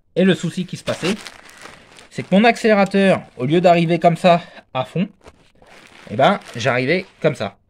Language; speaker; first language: French; native; French